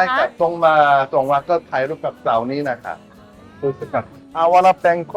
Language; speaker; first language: Thai; non-native, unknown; Korean